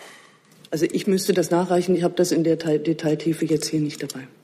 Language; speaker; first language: German; native; German